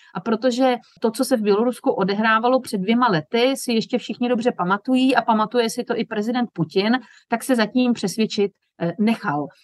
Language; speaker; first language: Czech; native; Czech